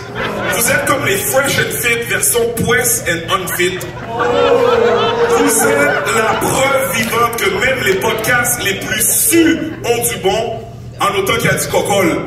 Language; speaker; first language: French; native; French